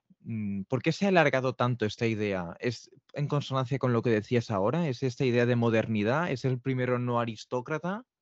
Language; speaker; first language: Spanish; non-native, local second language; Catalan